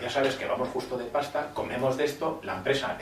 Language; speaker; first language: Spanish; native; Spanish